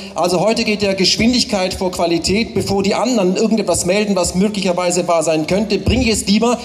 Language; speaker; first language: German; native; German